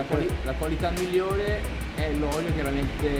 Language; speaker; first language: Italian; native; Italian